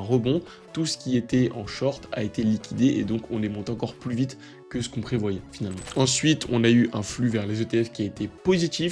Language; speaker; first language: French; native; French